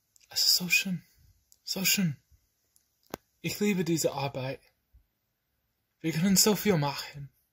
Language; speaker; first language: German; non-native, learner; English